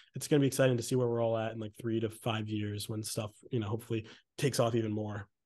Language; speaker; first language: English; native; English